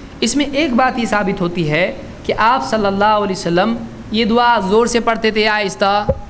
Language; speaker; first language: Urdu; native; Urdu